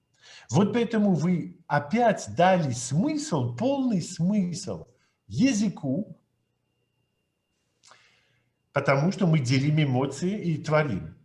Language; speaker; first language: Russian; non-native, fluent; French